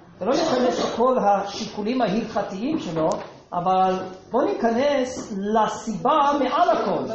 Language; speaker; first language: Hebrew; non-native, fluent; English